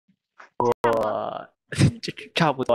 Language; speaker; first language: Chinese; non-native, learner; Indonesian